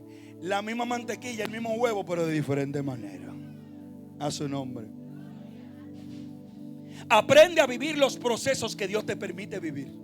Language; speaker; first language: Spanish; native; Spanish